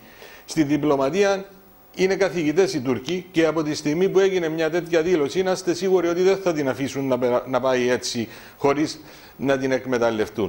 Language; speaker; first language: Greek; native; Greek